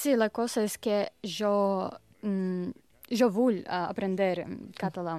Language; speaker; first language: Catalan; non-native, learner; Russian